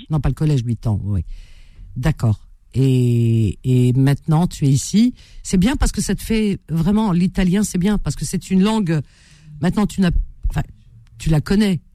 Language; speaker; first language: French; native; French